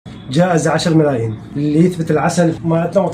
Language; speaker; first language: Arabic; native; Arabic